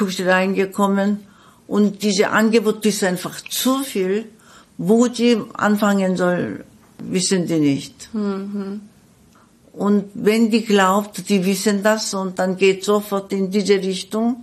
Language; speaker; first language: German; non-native, fluent; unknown